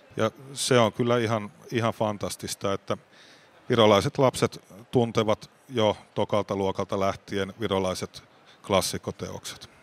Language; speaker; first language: Finnish; native; Finnish